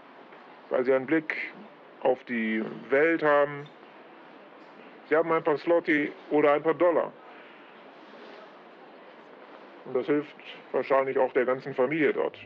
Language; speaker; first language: German; non-native, fluent; Polish